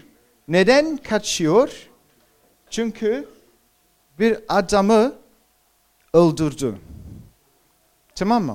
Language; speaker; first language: Turkish; non-native, fluent; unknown